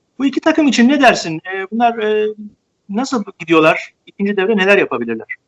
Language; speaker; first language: Turkish; native; Turkish